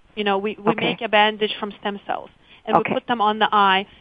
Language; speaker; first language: English; early bilingual, other home language; Lithuanian